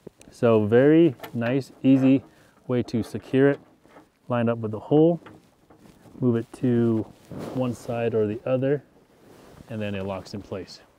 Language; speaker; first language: English; native; English